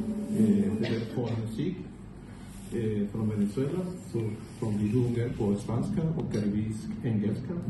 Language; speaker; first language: Swedish; non-native, learner; Spanish